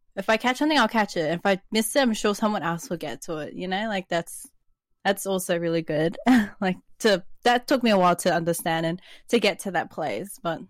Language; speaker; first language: English; native; English